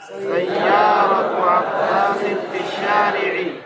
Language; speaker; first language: Arabic; non-native, learner; Indonesian